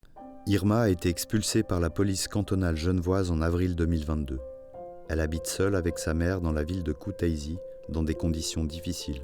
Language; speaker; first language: French; native; French